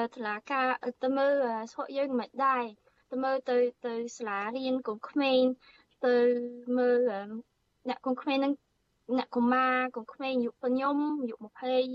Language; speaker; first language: Khmer; early bilingual, heritage; Khmer